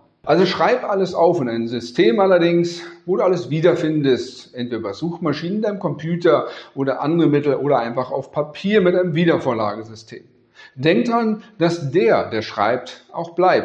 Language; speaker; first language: German; native; German